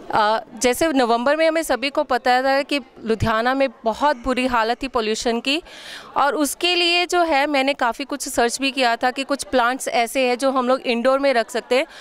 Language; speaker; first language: Hindi; native; Hindi